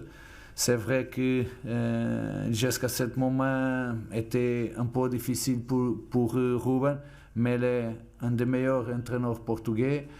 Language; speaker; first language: French; non-native, fluent; Portuguese